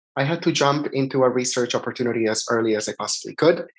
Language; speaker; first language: English; non-native, fluent; Italian